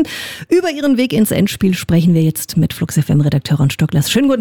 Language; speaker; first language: German; native; German